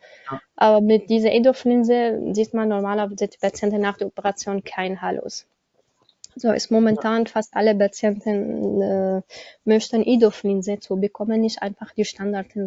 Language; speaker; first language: German; non-native, learner; Arabic